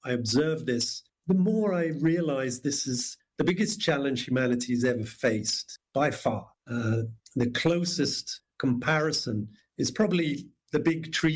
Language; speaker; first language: English; native; English